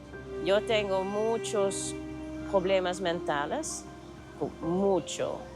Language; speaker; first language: Spanish; non-native, learner; Dutch